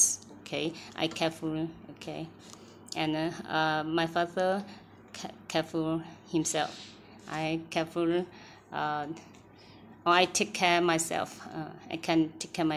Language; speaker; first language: English; non-native, learner; Thai